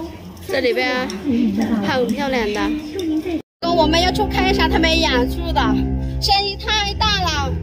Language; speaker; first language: Chinese; non-native, fluent; Lao